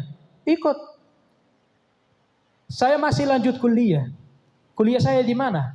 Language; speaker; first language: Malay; non-native, fluent; Arabic